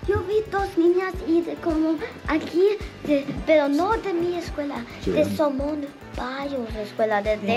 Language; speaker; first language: Spanish; early bilingual, heritage; Spanish